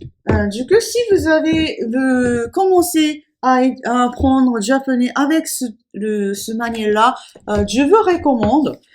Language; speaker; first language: French; non-native, fluent; Japanese